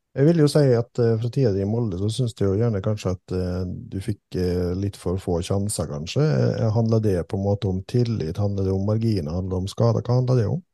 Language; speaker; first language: Norwegian; native; Norwegian